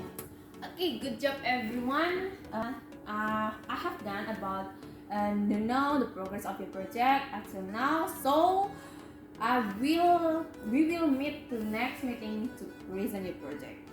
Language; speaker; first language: English; non-native, fluent; Indonesian